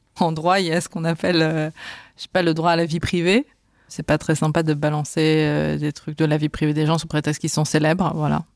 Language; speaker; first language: French; native; French